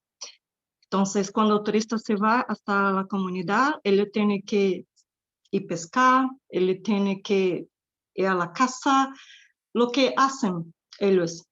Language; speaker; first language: Spanish; non-native, fluent; Portuguese